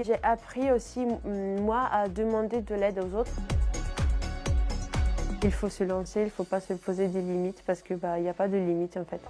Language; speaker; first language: French; non-native, fluent; Italian